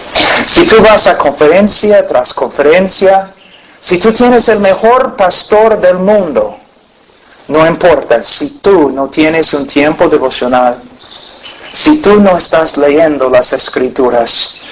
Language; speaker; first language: Spanish; non-native, fluent; English